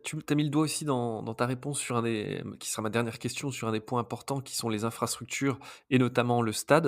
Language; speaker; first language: French; native; French